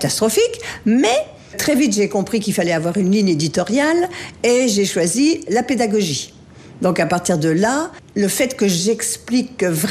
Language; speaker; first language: French; native; French